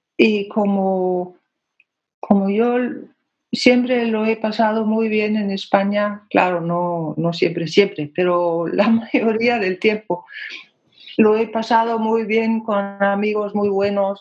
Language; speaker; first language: Spanish; non-native, fluent; Danish